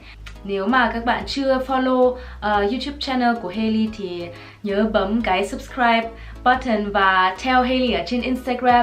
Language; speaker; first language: Vietnamese; early bilingual, heritage; Vietnamese